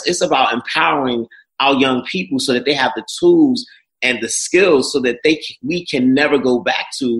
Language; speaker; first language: English; native; English